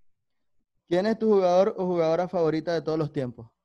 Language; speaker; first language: Spanish; native; Spanish